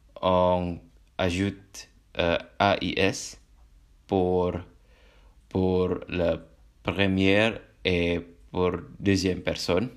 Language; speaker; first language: French; non-native, learner; Indonesian